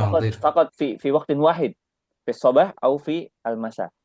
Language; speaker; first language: Arabic; non-native, fluent; Indonesian